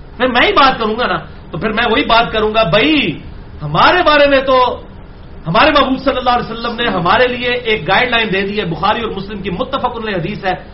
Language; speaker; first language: Urdu; non-native, local second language; Punjabi